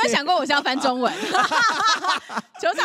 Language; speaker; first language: Chinese; native; Chinese